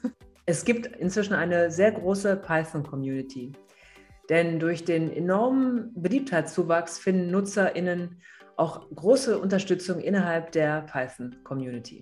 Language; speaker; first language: German; native; German